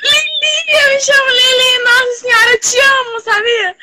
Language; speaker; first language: Portuguese; native; Portuguese